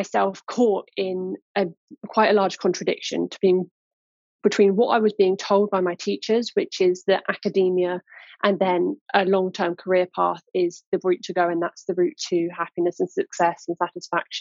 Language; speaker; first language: English; native; English